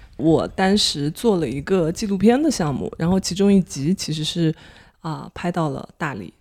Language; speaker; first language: Chinese; native; Chinese